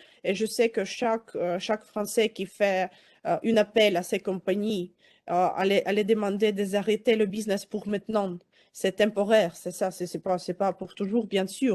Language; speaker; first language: French; non-native, fluent; Ukrainian